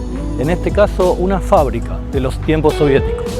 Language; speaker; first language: Spanish; native; Spanish